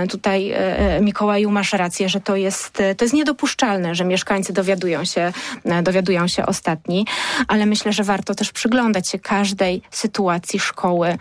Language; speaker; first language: Polish; native; Polish